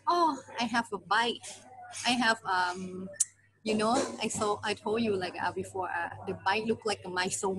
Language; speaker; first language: English; non-native, learner; Thai